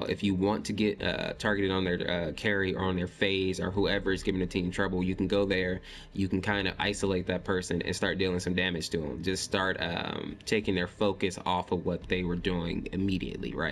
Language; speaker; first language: English; native; English